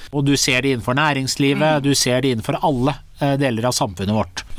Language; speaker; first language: Norwegian; early bilingual, other home language; Persian